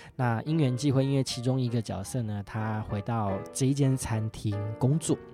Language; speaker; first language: Chinese; native; Chinese